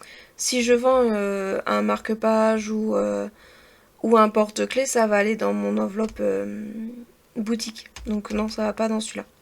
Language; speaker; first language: French; native; French